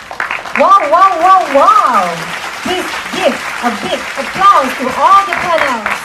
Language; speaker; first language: English; non-native, local second language; Malay